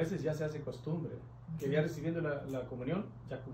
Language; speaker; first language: Spanish; native; Spanish